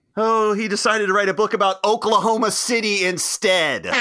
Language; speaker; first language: English; native; English